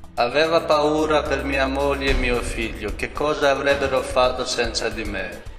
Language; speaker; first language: Italian; non-native, fluent; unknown